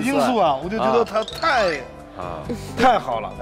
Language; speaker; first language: Chinese; native; Chinese